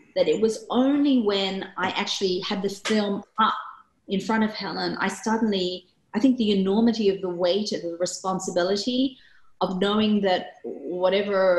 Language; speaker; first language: English; early bilingual, other home language; Korean